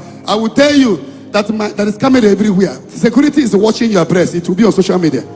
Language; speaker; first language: English; non-native, local second language; Igbo